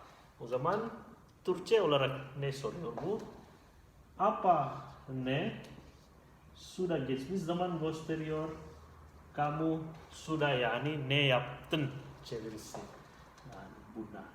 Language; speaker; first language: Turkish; non-native, fluent; Indonesian